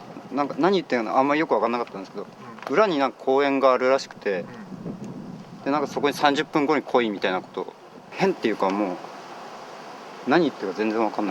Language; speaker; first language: Japanese; native; Japanese